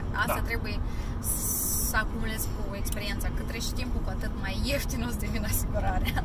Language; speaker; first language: Romanian; native; Romanian